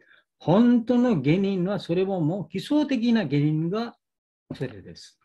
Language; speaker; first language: Japanese; non-native, learner; Bangla